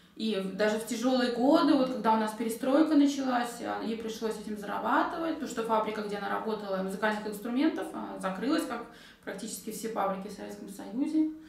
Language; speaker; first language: Russian; native; Russian